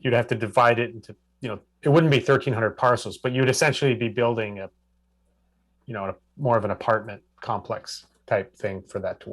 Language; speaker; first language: English; native; English